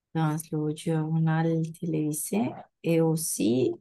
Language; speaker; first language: French; non-native, learner; Spanish